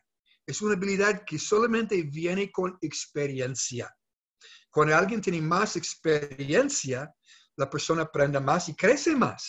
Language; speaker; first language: Spanish; non-native, fluent; English